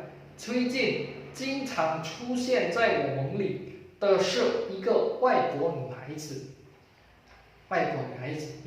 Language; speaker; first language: Chinese; non-native, fluent; Indonesian